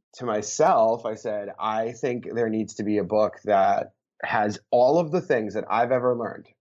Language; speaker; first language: English; native; English